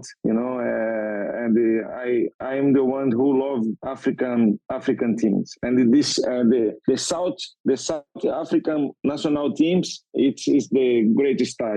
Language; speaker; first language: English; non-native, learner; Portuguese